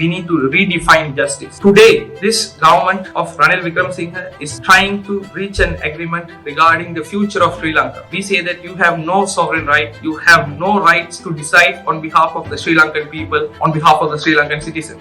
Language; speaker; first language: English; non-native, local second language; Tamil